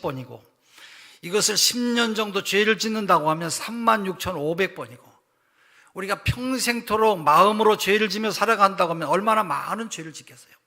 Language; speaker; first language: Korean; native; Korean